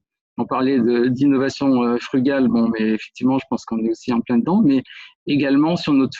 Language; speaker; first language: French; native; French